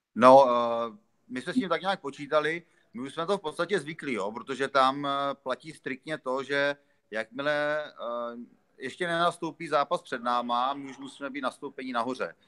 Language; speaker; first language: Czech; native; Czech